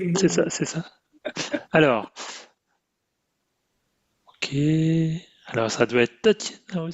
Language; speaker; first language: French; native; French